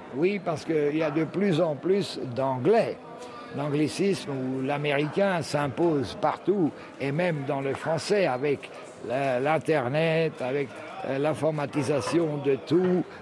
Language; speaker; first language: French; early bilingual, heritage; French